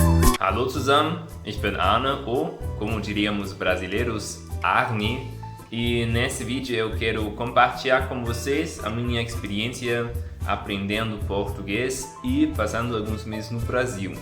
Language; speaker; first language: Portuguese; non-native, fluent; German